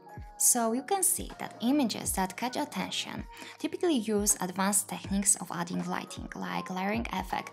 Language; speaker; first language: English; non-native, fluent; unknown